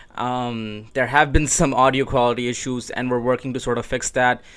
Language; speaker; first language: English; non-native, local second language; Urdu